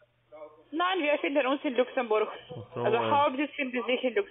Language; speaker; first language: German; non-native, fluent; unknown